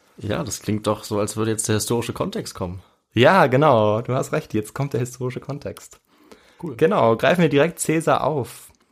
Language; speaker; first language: German; native; German